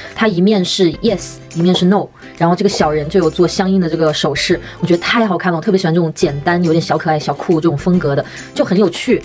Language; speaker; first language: Chinese; native; Chinese